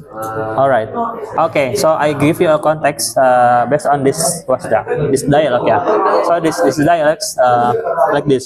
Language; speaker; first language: English; non-native, fluent; Indonesian